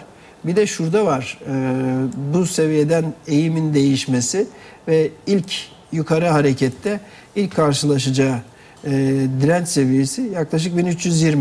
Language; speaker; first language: Turkish; native; Turkish